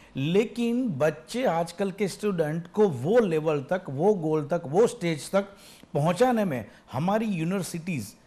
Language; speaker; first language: Hindi; non-native, local second language; Gujarati